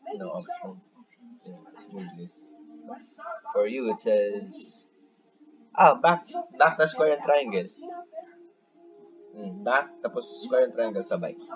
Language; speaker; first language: English; non-native, local second language; Filipino